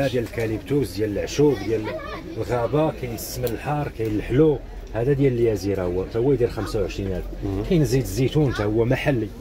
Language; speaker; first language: Arabic; native; Arabic